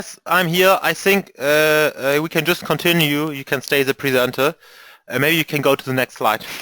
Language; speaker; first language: English; non-native, fluent; German